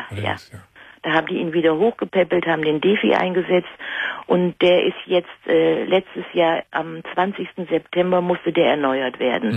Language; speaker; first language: German; native; German